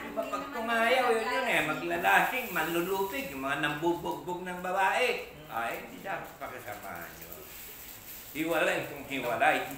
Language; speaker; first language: Filipino; non-native, local second language; Iloko